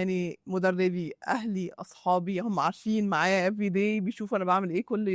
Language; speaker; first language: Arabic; native; Arabic